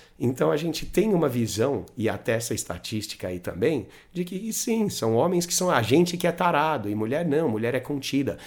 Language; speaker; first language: Portuguese; non-native, fluent; English